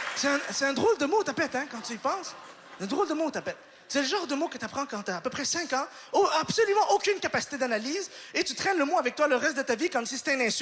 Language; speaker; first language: French; native; French